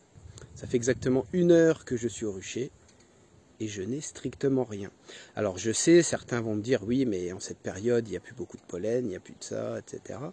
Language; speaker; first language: French; native; French